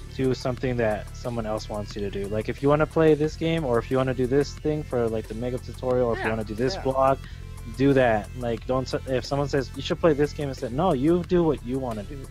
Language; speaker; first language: English; native; English